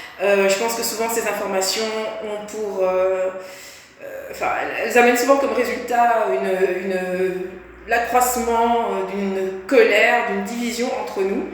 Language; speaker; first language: French; native; French